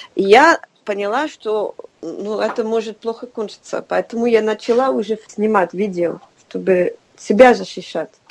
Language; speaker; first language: Russian; non-native, fluent; French